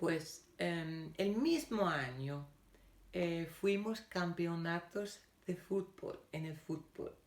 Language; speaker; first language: Spanish; non-native, fluent; Danish